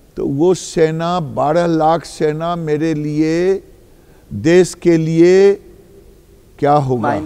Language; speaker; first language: Hindi; native; Hindi